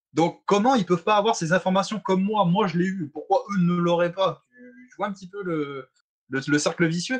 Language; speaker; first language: French; native; French